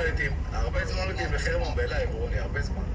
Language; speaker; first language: Hebrew; native; Hebrew